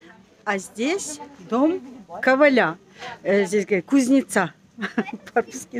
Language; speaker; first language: Russian; native; Russian